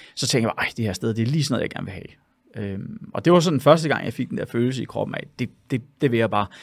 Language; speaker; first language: Danish; native; Danish